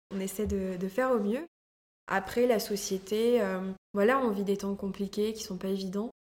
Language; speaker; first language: French; native; French